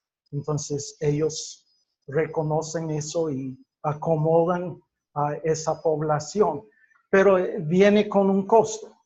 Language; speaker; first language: Spanish; non-native, fluent; English